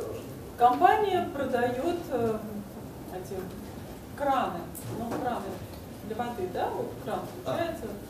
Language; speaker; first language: Russian; native; Russian